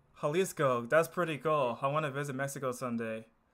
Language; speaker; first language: English; native; English